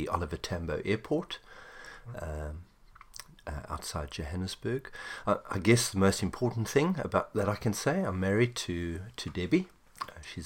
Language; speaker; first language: English; native; English